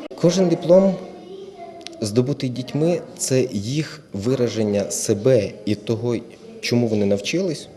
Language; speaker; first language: Ukrainian; native; Ukrainian